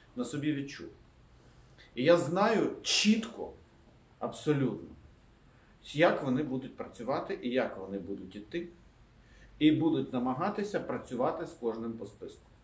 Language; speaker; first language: Ukrainian; non-native, local second language; Russian